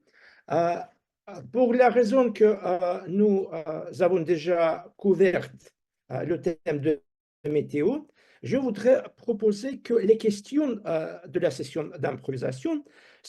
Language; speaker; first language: French; non-native, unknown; Russian